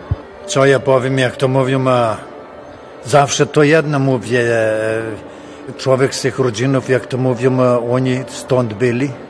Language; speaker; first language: Polish; early bilingual, heritage; Polish